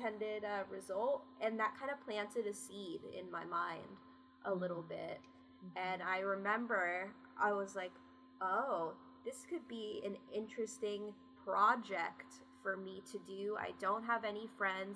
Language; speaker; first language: English; native; English